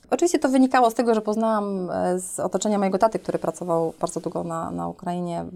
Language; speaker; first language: Polish; native; Polish